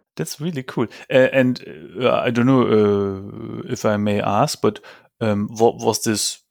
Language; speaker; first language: English; non-native, fluent; German